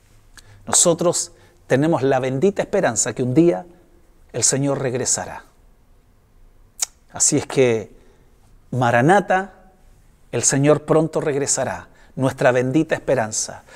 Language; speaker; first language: Spanish; native; Spanish